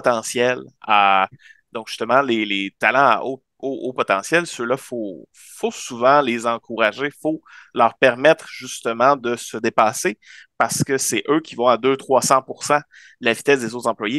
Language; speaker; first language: French; native; French